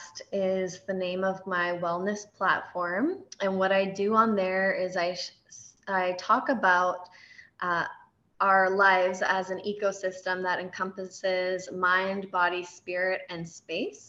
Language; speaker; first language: English; native; English